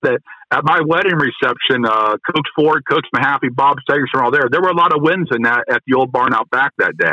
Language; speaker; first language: English; native; English